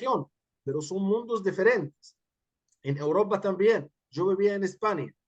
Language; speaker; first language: Spanish; non-native, fluent; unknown